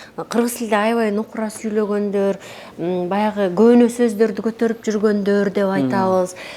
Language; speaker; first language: Kyrgyz; native; Kyrgyz